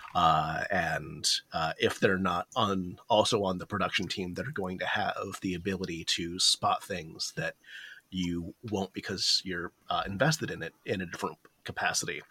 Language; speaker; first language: English; early bilingual, other home language; Japanese